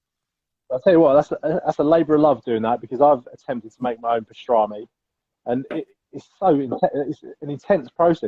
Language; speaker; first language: English; native; English